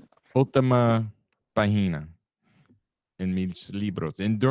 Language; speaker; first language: Spanish; non-native, learner; English